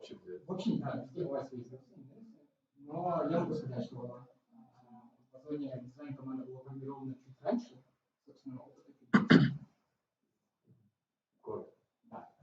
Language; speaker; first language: Russian; native; Russian